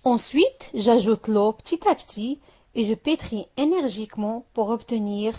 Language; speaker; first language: French; non-native, local second language; Arabic